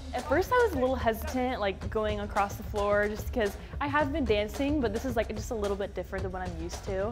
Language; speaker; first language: English; native; English